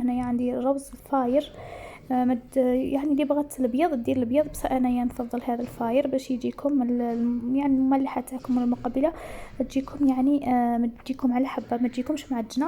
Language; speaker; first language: Arabic; native; Arabic